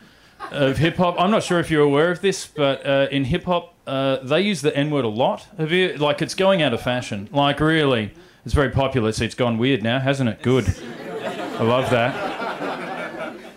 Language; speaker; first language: English; native; English